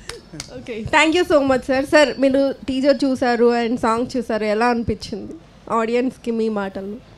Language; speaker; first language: Telugu; native; Telugu